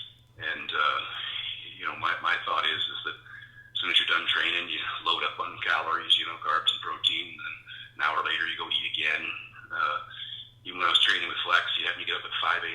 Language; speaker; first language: English; native; English